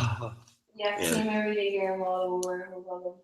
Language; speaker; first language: Irish; non-native, local second language; English